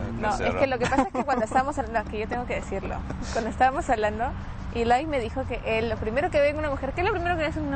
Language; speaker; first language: Spanish; native; Spanish